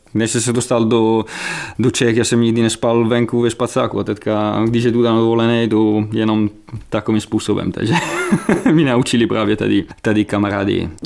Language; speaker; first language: Czech; non-native, fluent; Italian